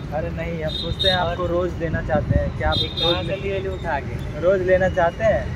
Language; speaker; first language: Hindi; native; Hindi